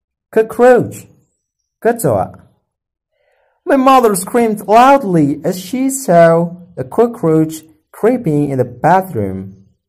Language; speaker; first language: English; non-native, fluent; Indonesian